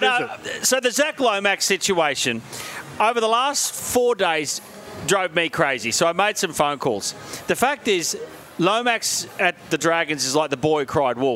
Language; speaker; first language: English; native; English